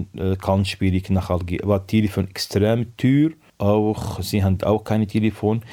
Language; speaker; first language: German; non-native, learner; Arabic